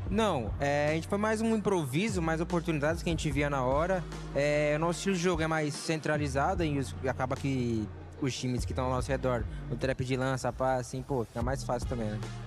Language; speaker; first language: Portuguese; native; Portuguese